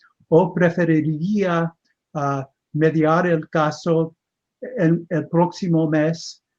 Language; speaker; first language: Spanish; non-native, fluent; English